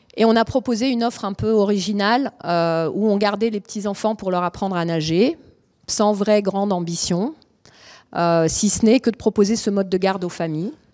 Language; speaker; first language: French; early bilingual, other home language; Romanian